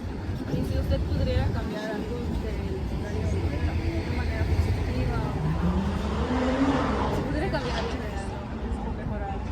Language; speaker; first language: Spanish; early bilingual, heritage; Spanish